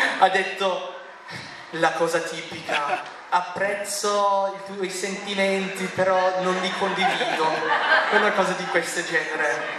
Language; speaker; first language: Italian; non-native, fluent; English